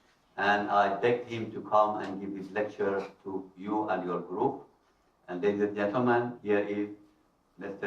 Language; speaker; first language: English; non-native, fluent; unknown